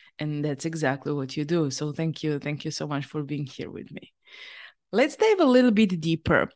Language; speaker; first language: English; non-native, fluent; Serbian